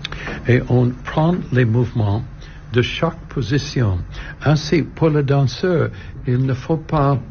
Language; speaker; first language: French; non-native, learner; English